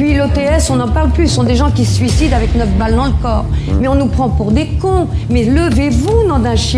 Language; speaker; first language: French; native; French